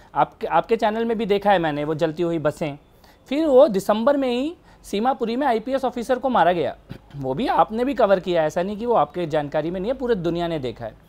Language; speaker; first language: Hindi; native; Hindi